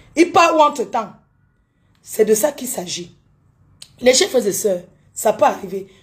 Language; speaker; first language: French; native; French